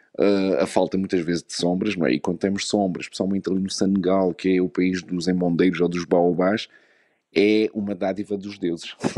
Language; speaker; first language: Portuguese; native; Portuguese